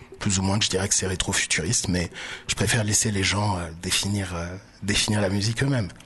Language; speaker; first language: French; early bilingual, other home language; Baoulé